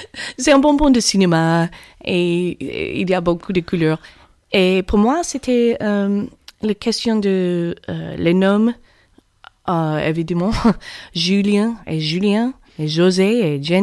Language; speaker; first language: French; non-native, learner; English